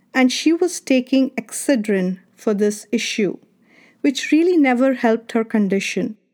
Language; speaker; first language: English; non-native, local second language; Kannada